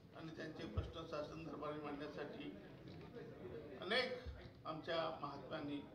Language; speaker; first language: Marathi; non-native, local second language; Lambadi